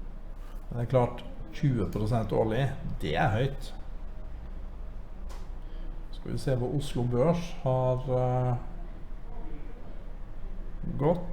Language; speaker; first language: Norwegian; native; Norwegian